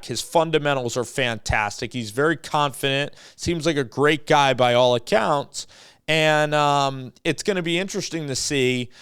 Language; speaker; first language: English; native; English